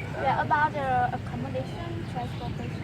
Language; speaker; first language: English; non-native, learner; Vietnamese